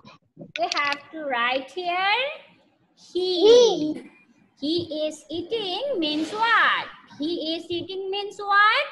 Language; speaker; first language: English; non-native, learner; Bangla